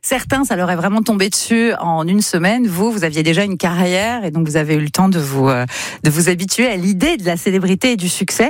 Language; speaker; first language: French; native; French